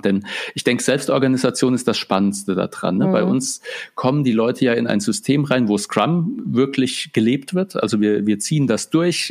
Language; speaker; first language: German; native; German